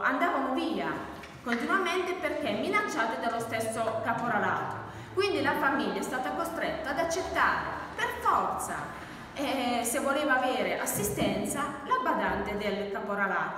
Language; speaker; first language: Italian; native; Italian